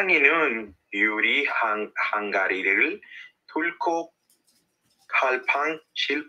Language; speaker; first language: Korean; non-native, learner; English